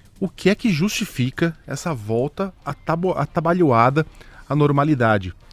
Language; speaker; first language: Portuguese; native; Portuguese